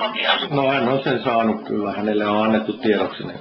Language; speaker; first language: Finnish; native; Finnish